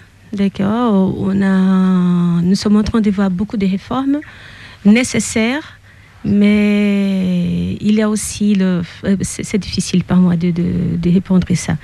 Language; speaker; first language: French; non-native, fluent; Portuguese